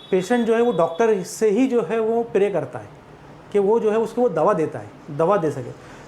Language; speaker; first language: Hindi; native; Hindi